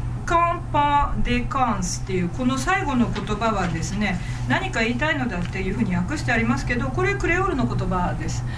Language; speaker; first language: Japanese; native; Japanese